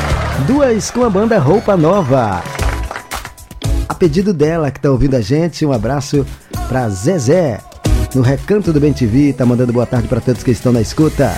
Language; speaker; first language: Portuguese; native; Portuguese